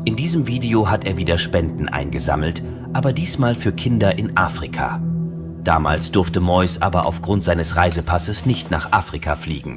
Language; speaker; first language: German; native; German